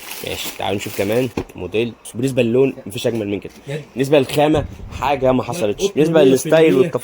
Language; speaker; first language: Arabic; native; Arabic